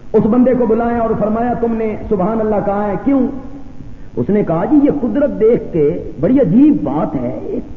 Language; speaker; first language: Urdu; non-native, local second language; Punjabi